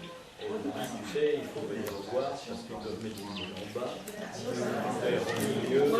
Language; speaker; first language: French; native; French